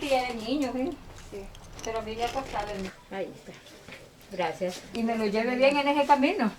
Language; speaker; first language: Spanish; native; Spanish